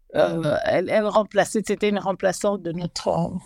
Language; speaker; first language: French; native; French